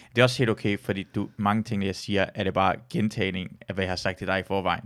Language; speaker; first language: Danish; non-native, fluent; Persian